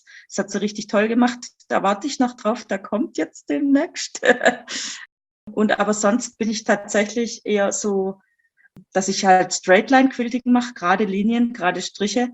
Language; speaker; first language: German; native; German